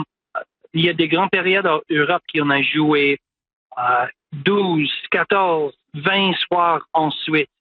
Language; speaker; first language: French; non-native, local second language; English